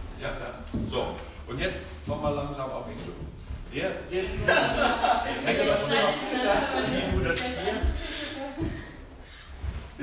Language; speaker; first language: German; non-native, learner; Thai